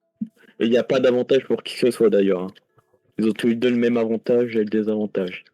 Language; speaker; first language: French; native; French